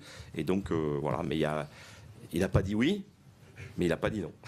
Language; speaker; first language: French; native; French